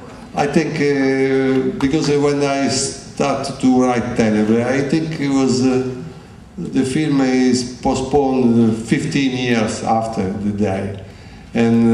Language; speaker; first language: English; non-native, learner; Italian